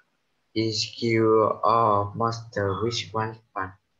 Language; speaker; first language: English; non-native, learner; Vietnamese